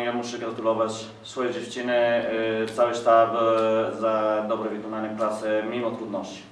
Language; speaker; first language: Polish; non-native, fluent; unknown